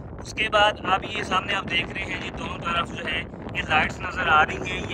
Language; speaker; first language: Urdu; non-native, local second language; Punjabi